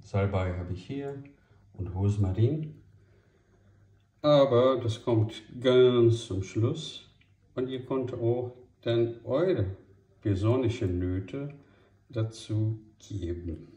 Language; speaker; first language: German; non-native, fluent; Portuguese